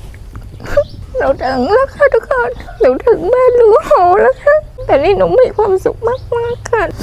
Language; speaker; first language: Thai; non-native, learner; Vietnamese